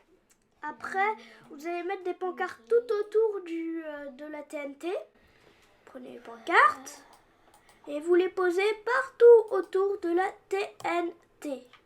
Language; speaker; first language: French; native; French